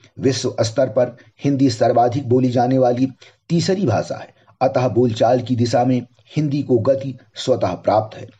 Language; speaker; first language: Hindi; native; Hindi